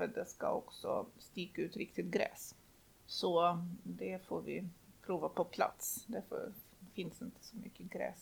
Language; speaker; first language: Swedish; non-native, fluent; Russian